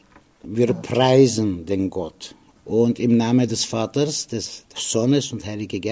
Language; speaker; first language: German; non-native, fluent; Aramaic